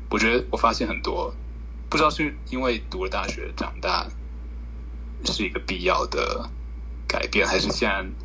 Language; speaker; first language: Chinese; early bilingual, heritage; Chinese